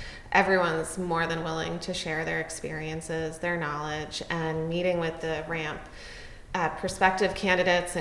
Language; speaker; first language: English; native; English